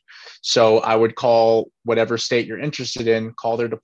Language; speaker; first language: English; native; English